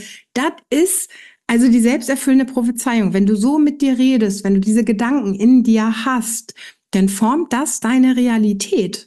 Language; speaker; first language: German; native; German